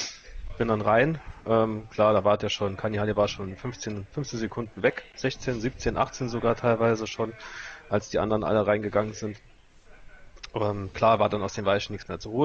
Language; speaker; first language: German; native; German